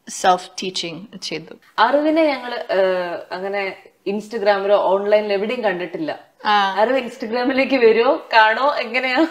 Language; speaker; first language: Malayalam; non-native, fluent; English